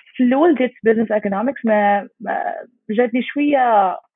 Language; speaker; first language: Arabic; early bilingual, heritage; Arabic